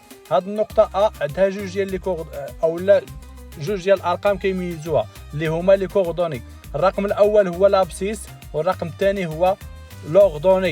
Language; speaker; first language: Arabic; native; Arabic